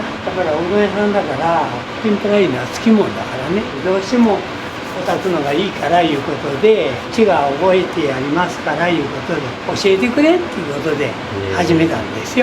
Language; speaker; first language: Japanese; native; Japanese